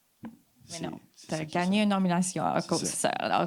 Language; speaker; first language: French; non-native, fluent; English